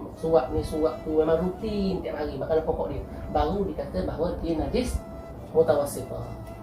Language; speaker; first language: Malay; native; Malay